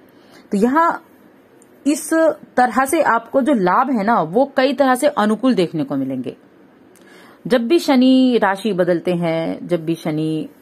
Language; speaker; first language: Hindi; native; Hindi